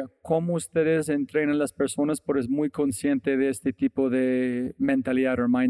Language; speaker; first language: Spanish; non-native, fluent; English